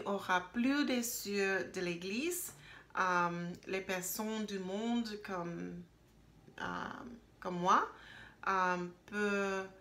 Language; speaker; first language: French; non-native, learner; English